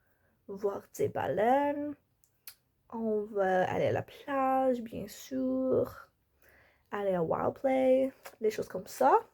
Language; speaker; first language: French; non-native, learner; English